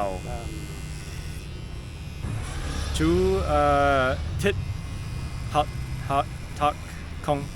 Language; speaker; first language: Vietnamese; non-native, learner; English